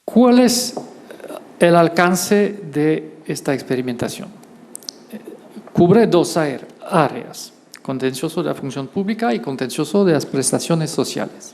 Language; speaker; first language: Spanish; non-native, fluent; French